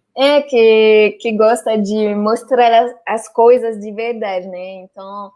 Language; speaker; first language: Portuguese; non-native, fluent; French